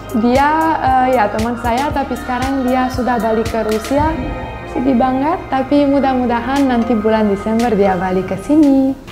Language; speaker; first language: Indonesian; non-native, learner; Romanian